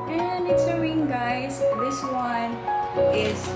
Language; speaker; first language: English; non-native, local second language; Cebuano